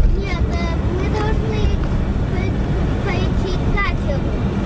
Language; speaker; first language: Russian; early bilingual, heritage; Russian